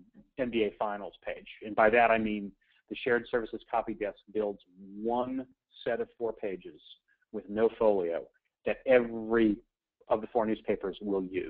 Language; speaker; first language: English; native; English